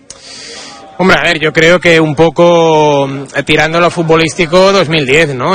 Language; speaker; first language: Spanish; native; Spanish